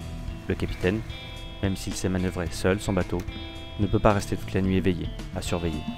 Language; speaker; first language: French; native; French